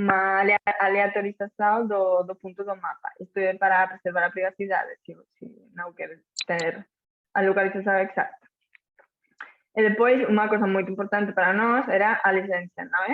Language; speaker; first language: Portuguese; non-native, fluent; Catalan